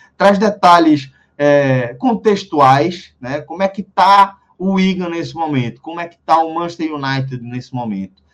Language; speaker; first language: Portuguese; native; Portuguese